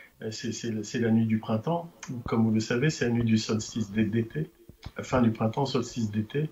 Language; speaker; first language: French; native; French